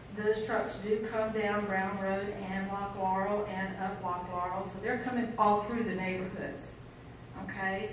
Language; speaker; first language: English; native; English